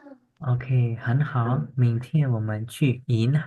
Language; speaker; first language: Chinese; non-native, fluent; Khmer